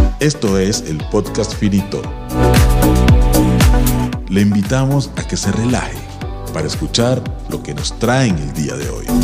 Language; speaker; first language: Spanish; native; Spanish